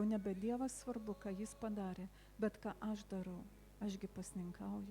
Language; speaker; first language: Lithuanian; native; Lithuanian